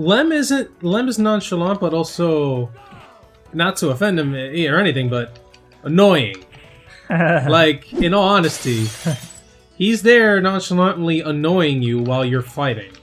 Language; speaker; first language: English; native; English